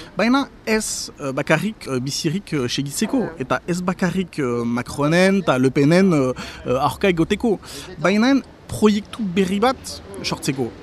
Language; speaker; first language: Basque; non-native, local second language; French